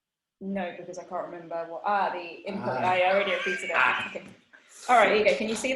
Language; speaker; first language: English; non-native, fluent; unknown